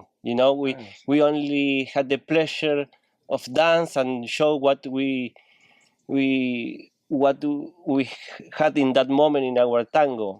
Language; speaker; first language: English; non-native, learner; Spanish